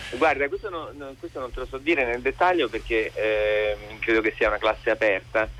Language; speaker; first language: Italian; native; Italian